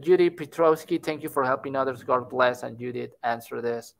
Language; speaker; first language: English; non-native, fluent; Spanish